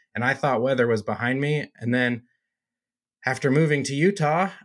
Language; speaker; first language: English; native; English